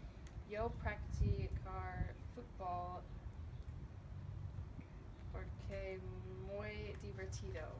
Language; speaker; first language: Spanish; non-native, learner; English